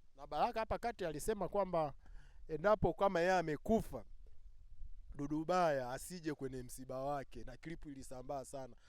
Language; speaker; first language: Swahili; native; Swahili